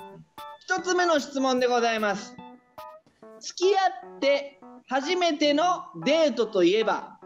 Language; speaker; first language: Japanese; native; Japanese